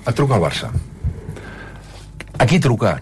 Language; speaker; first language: Catalan; native; Catalan